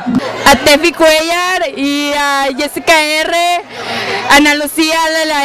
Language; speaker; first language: Spanish; native; Spanish